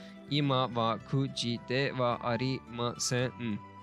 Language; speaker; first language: Japanese; non-native, learner; Turkish